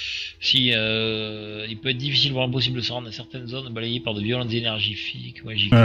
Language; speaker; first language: French; native; French